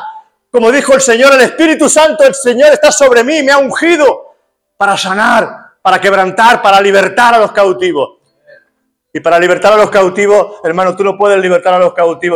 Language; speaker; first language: Spanish; native; Spanish